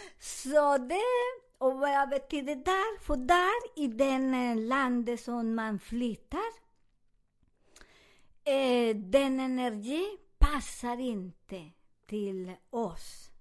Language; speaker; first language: Swedish; non-native, learner; Spanish